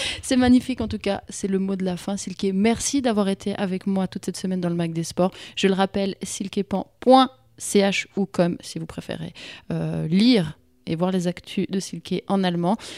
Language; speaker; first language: French; native; French